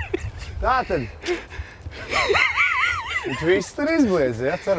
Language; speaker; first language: Latvian; native; Latvian